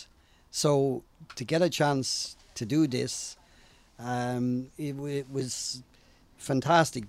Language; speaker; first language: English; native; English